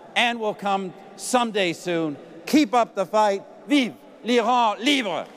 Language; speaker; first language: English; native; English